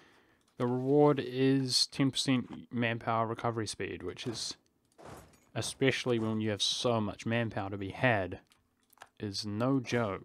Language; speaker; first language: English; native; English